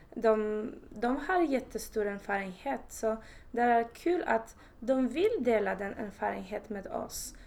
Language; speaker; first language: Swedish; non-native, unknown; Polish